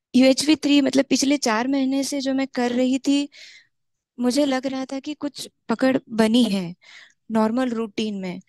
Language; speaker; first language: Hindi; non-native, local second language; Marathi